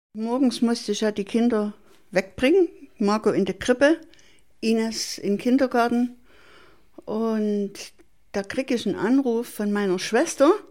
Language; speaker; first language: German; native; German